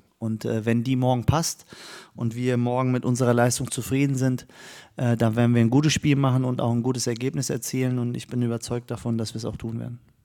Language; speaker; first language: German; native; German